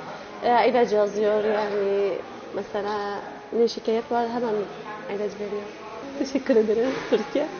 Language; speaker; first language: Turkish; non-native, learner; Arabic